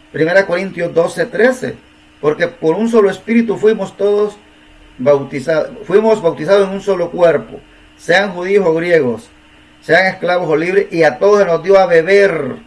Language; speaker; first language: Spanish; native; Spanish